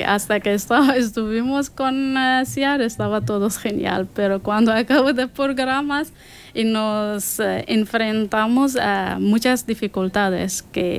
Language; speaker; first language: Spanish; non-native, learner; Persian